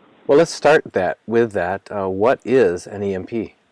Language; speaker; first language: English; native; English